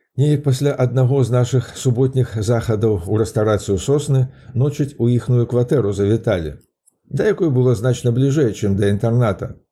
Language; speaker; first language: Belarusian; native; Belarusian